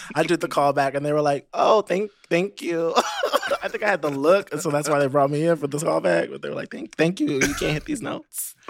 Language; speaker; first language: English; native; English